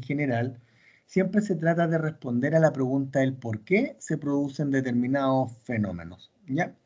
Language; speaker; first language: Spanish; native; Spanish